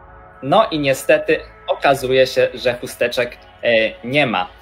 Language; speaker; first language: Polish; native; Polish